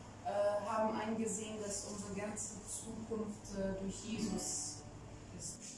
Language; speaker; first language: German; non-native, fluent; Bulgarian